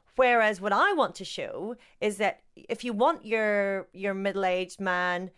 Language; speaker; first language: English; native; English